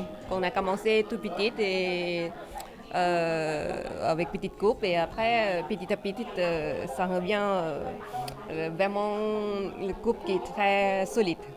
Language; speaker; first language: French; non-native, fluent; Thai